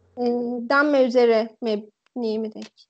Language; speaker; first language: Turkish; native; Turkish